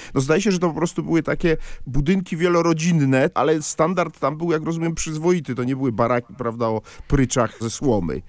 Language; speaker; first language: Polish; native; Polish